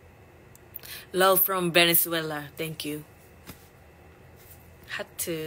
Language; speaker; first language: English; non-native, learner; Korean